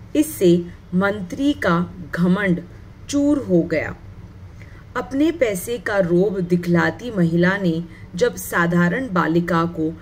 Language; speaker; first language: Hindi; non-native, local second language; Marathi